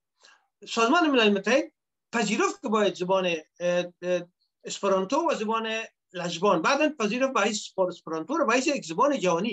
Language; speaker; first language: Persian; native; Persian